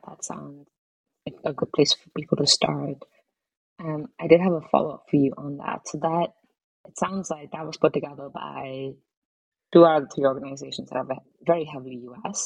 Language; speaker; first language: English; non-native, local second language; Hindi